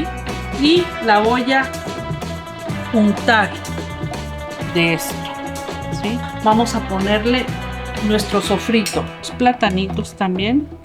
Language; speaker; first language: Spanish; native; Spanish